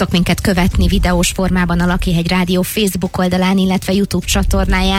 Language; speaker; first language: Hungarian; native; Hungarian